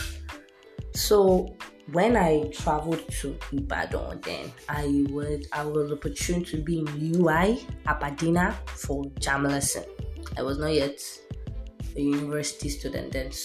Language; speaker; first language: English; non-native, local second language; Yoruba